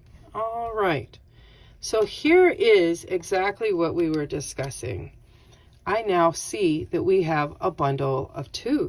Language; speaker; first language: English; native; English